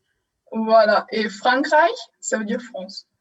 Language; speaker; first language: French; non-native, fluent; German